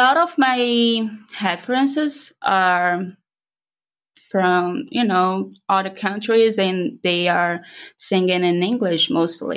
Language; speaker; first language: English; non-native, fluent; Portuguese